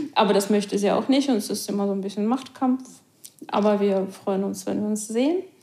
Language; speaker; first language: German; non-native, fluent; Russian